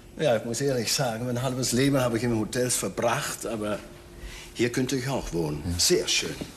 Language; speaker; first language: German; non-native, fluent; Dutch